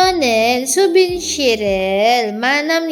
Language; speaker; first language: Korean; non-native, learner; Indonesian